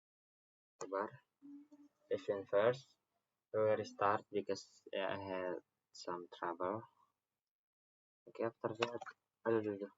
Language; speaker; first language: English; non-native, learner; Indonesian